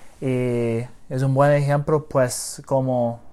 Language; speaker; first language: Spanish; early bilingual, heritage; English